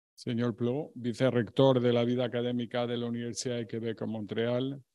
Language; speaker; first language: French; non-native, fluent; Spanish